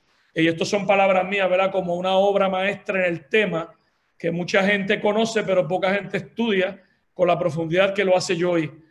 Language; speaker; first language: Spanish; native; Spanish